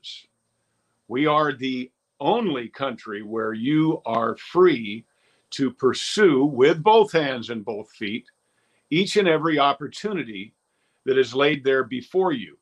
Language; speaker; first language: English; native; English